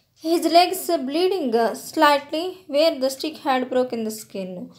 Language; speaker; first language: English; non-native, local second language; Telugu